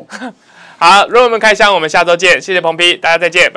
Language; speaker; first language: Chinese; native; Chinese